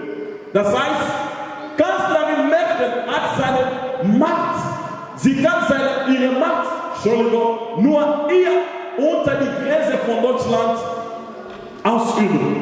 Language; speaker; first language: German; non-native, learner; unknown